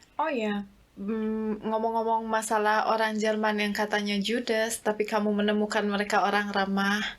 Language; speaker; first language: Indonesian; native; Indonesian